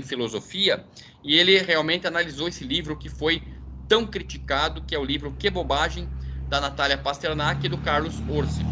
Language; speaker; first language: Portuguese; native; Portuguese